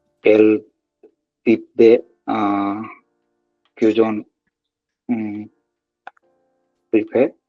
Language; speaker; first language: French; non-native, learner; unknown